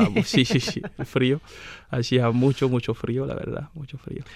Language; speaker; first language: Spanish; non-native, fluent; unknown